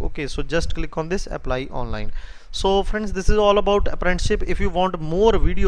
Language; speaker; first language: English; non-native, local second language; Hindi